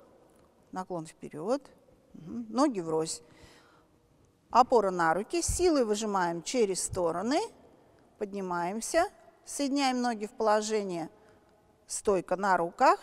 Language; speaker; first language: Russian; native; Russian